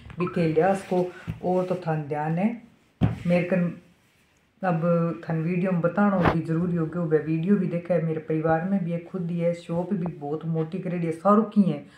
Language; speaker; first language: Hindi; native; Hindi